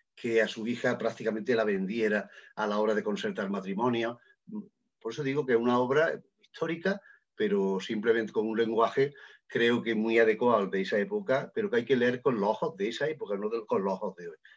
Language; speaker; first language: Spanish; native; Spanish